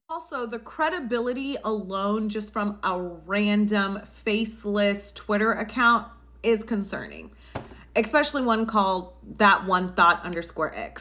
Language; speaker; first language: English; native; English